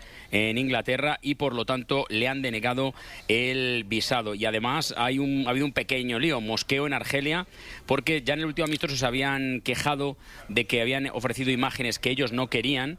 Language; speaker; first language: Spanish; native; Spanish